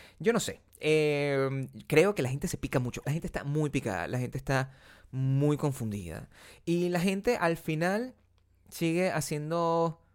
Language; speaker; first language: Spanish; native; Spanish